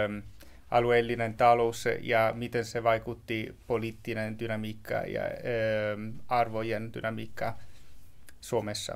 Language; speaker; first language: Finnish; non-native, learner; Italian